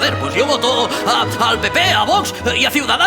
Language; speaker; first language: Spanish; non-native, local second language; Catalan